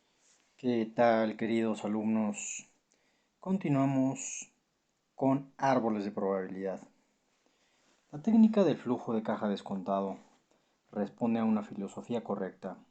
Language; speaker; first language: Spanish; native; Spanish